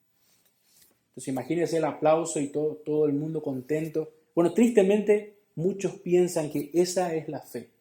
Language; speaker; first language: Spanish; native; Spanish